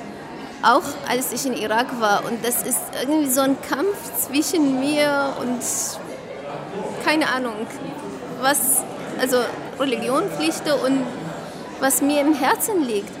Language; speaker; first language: German; non-native, fluent; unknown